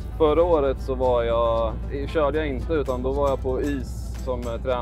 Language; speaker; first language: Swedish; native; Swedish